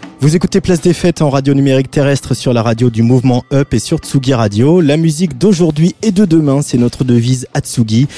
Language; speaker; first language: French; native; French